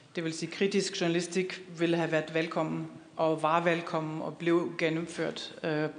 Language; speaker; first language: Danish; non-native, fluent; German